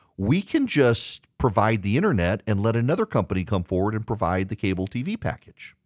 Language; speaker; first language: English; native; English